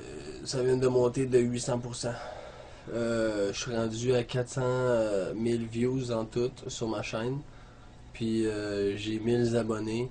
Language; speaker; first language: French; native; French